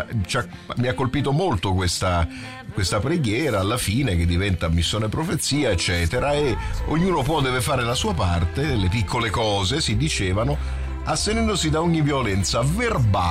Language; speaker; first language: Italian; native; Italian